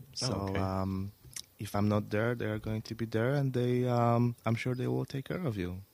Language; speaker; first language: English; non-native, fluent; Polish